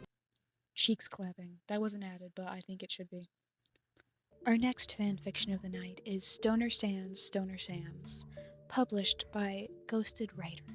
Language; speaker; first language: English; native; English